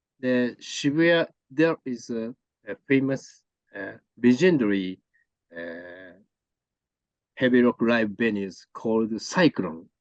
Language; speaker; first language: English; non-native, learner; Japanese